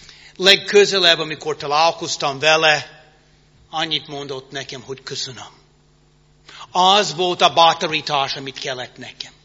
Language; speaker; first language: Hungarian; non-native, fluent; English